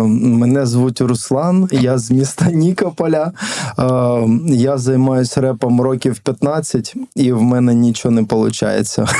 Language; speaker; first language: Ukrainian; non-native, local second language; Russian